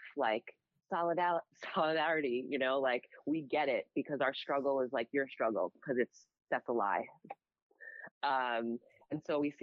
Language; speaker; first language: English; native; English